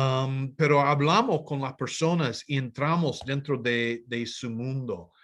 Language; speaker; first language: Spanish; non-native, fluent; English